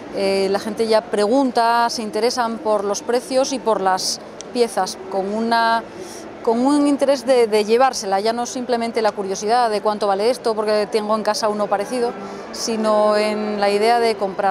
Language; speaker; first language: Spanish; native; Spanish